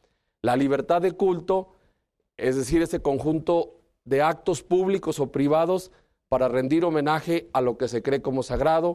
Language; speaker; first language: Spanish; native; Spanish